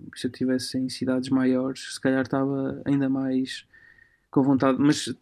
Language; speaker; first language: Portuguese; early bilingual, other home language; Romanian